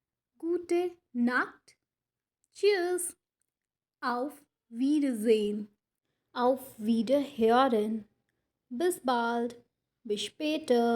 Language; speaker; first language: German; non-native, fluent; Hindi